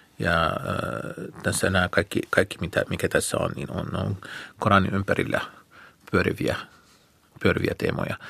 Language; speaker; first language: Finnish; non-native, fluent; Arabic